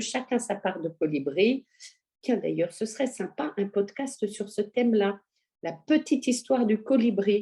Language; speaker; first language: French; native; French